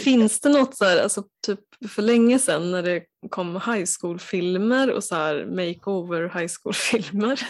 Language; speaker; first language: Swedish; native; Swedish